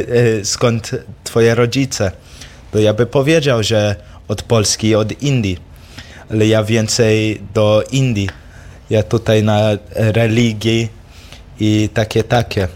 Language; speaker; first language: Polish; early bilingual, heritage; English